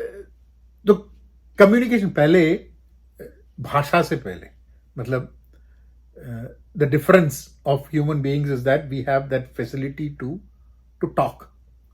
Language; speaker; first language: Hindi; non-native, local second language; Malayalam